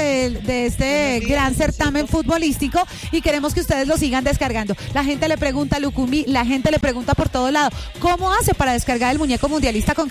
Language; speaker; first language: Spanish; native; Spanish